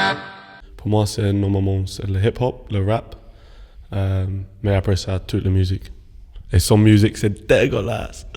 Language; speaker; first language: French; non-native, fluent; English